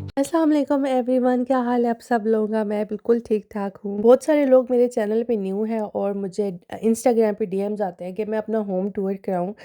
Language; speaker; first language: Urdu; non-native, local second language; Punjabi